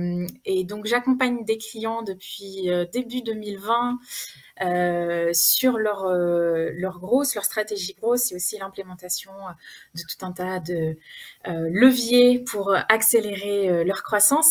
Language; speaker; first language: French; native; French